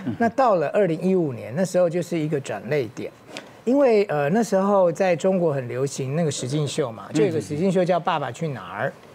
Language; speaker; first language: Chinese; native; Chinese